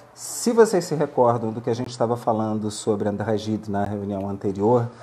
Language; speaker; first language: Portuguese; native; Portuguese